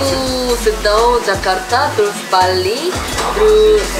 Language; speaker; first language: Indonesian; non-native, learner; Korean